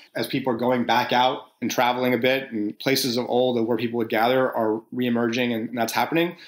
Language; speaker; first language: English; native; English